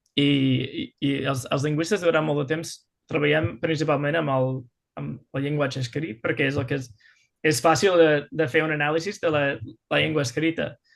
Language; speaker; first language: Catalan; non-native, fluent; English